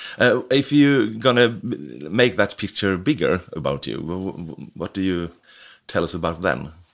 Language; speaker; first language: English; non-native, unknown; Swedish